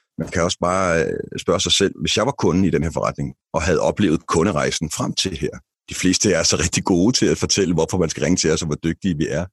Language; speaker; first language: Danish; native; Danish